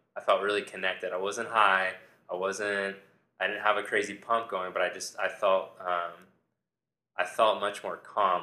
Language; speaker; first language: English; native; English